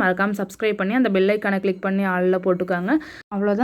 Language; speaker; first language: Tamil; native; Tamil